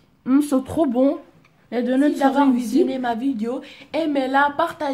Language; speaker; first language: French; non-native, learner; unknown